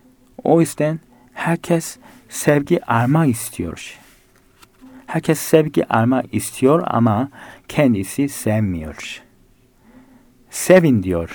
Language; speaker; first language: Turkish; non-native, fluent; Korean